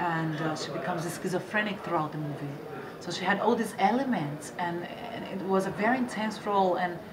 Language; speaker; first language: English; non-native, fluent; Portuguese